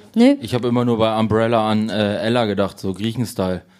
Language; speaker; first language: German; native; German